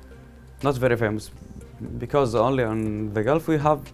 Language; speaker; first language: English; non-native, learner; Arabic